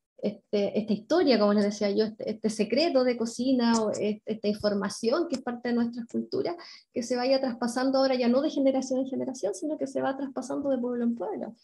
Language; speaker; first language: Spanish; native; Spanish